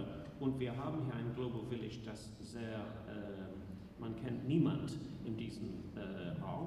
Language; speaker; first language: German; non-native, learner; English